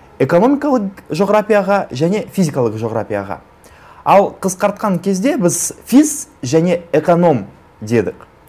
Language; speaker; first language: Kazakh; non-native, local second language; Russian